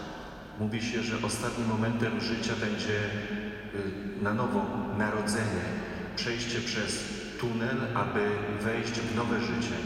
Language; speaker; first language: Polish; native; Polish